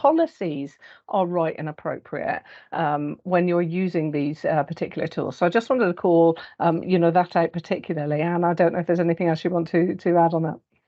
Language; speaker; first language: English; native; English